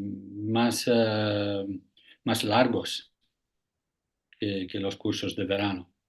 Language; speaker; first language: Spanish; non-native, fluent; Italian